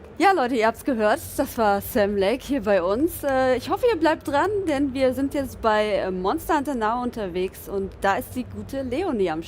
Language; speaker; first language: German; native; German